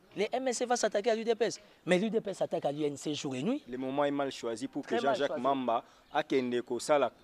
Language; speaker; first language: French; non-native, local second language; Lingala